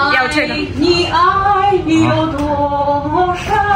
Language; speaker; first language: Chinese; non-native, learner; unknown